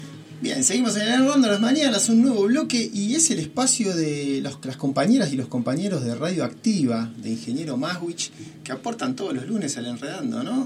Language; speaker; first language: Spanish; native; Spanish